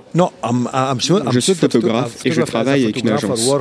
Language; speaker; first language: French; non-native, fluent; Arabic